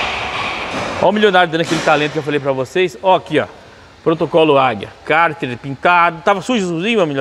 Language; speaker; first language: Portuguese; native; Portuguese